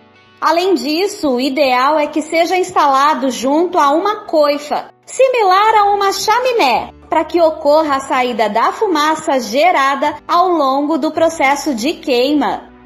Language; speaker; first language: Portuguese; native; Portuguese